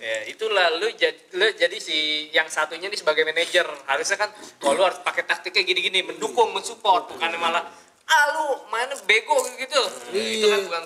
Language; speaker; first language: Indonesian; native; Indonesian